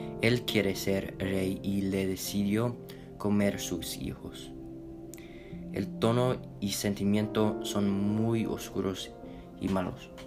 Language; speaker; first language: Spanish; non-native, learner; English